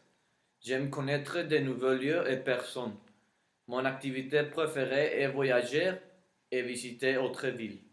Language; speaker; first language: French; non-native, learner; Spanish